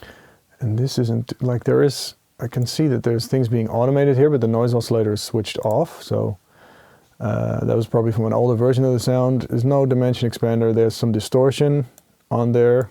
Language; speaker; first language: English; non-native, fluent; Dutch